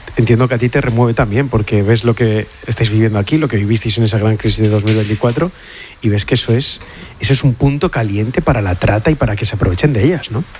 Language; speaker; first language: Spanish; native; Spanish